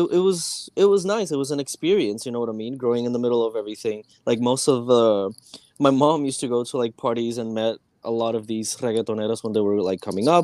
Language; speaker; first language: English; non-native, fluent; Spanish